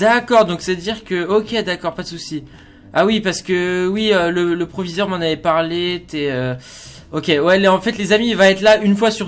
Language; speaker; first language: French; native; French